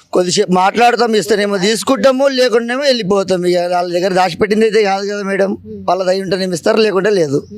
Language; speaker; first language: Telugu; native; Telugu